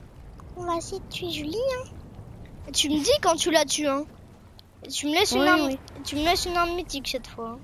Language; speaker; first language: French; native; French